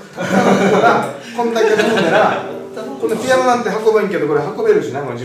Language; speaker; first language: Japanese; native; Japanese